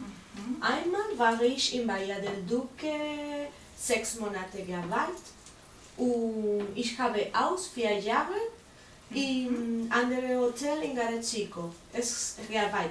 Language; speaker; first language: German; non-native, learner; Spanish